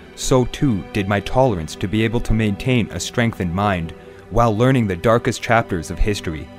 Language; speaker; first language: English; native; English